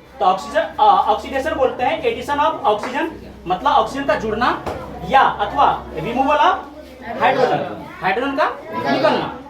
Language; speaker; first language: Hindi; native; Hindi